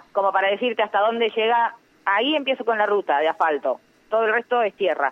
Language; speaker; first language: Spanish; native; Spanish